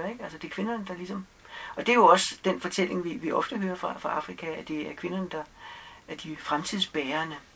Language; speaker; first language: Danish; native; Danish